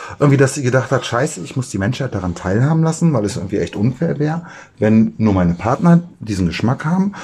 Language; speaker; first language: German; native; German